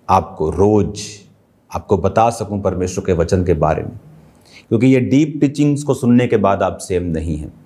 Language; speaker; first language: Hindi; non-native, local second language; Punjabi